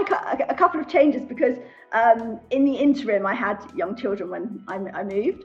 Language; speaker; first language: English; native; English